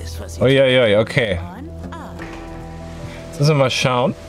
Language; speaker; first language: German; native; German